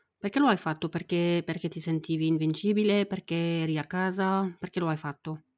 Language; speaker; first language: Italian; non-native, fluent; French